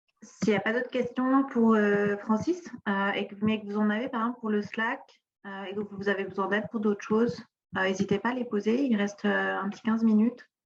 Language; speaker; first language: French; native; French